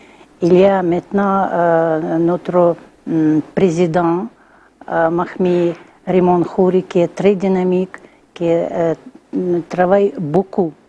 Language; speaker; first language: French; non-native, learner; Russian